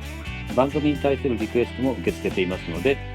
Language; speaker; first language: Japanese; native; Japanese